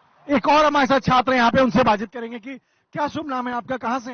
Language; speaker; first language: Hindi; native; Hindi